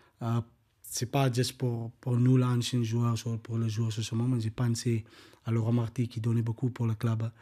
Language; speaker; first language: French; non-native, learner; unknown